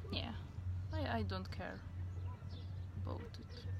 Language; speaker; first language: English; non-native, learner; Hungarian